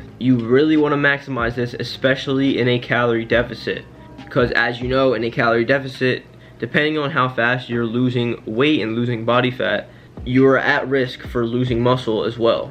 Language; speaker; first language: English; native; English